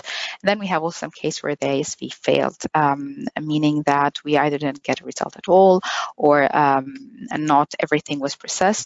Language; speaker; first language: English; non-native, fluent; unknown